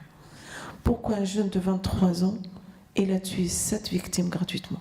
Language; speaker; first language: French; non-native, fluent; Arabic